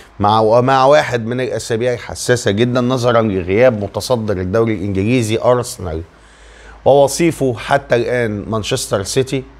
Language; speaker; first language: Arabic; native; Arabic